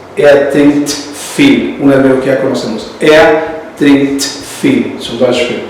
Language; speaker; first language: German; non-native, fluent; Spanish